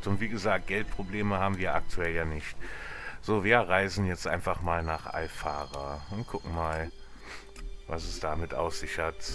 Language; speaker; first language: German; native; German